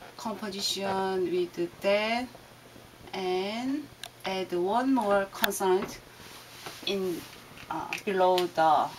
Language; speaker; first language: English; non-native, learner; Korean